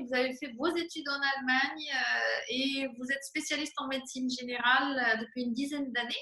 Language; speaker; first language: French; non-native, local second language; Arabic